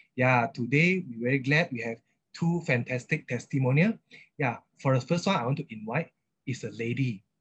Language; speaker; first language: English; non-native, local second language; Chinese